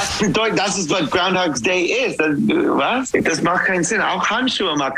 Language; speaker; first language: German; non-native, learner; English